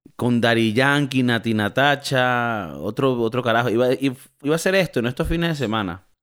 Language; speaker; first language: Spanish; native; Spanish